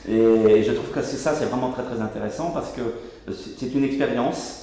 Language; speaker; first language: French; native; French